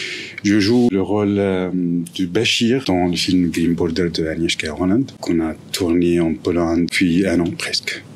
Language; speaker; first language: French; non-native, fluent; Arabic